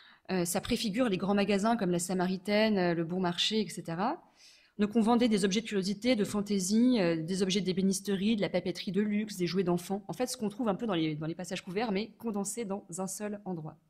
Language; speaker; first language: French; native; French